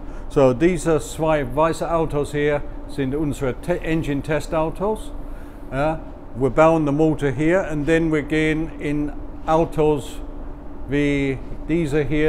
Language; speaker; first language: German; non-native, fluent; English